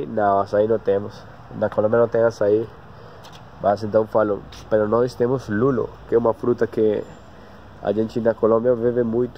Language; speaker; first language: Portuguese; non-native, learner; Spanish